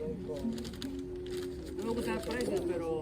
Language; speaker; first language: Spanish; native; Spanish